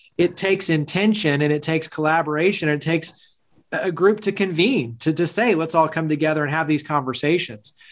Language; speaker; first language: English; native; English